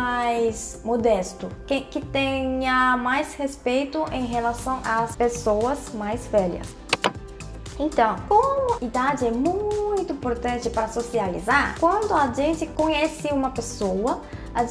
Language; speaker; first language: Portuguese; non-native, fluent; Korean